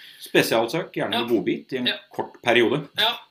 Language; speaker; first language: Norwegian; native; Norwegian